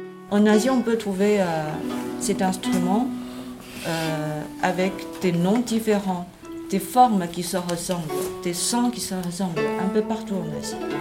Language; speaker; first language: French; non-native, fluent; Chinese